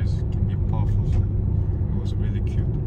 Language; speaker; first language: English; non-native, fluent; Korean